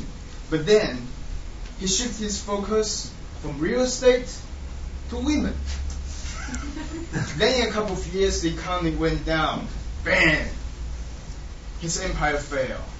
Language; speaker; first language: English; non-native, fluent; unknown